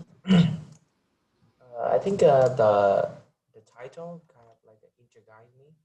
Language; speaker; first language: English; non-native, fluent; Vietnamese